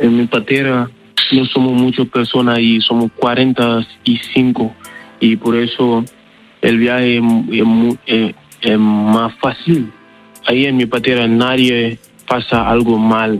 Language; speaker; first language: Spanish; non-native, learner; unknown